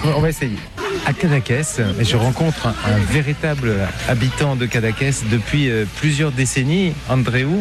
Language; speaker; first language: French; native; French